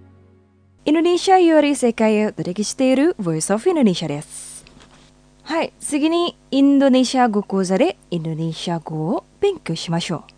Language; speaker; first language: Japanese; non-native, fluent; Indonesian